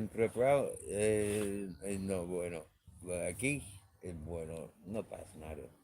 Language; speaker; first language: Spanish; non-native, learner; English